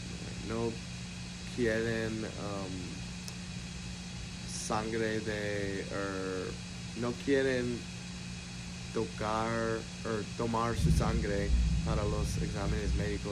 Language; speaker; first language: Spanish; non-native, learner; English